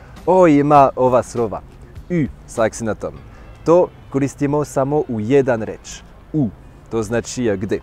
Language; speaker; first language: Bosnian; non-native, learner; French